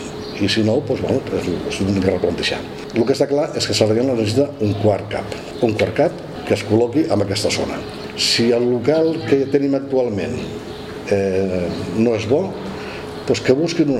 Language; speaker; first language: Catalan; native; Catalan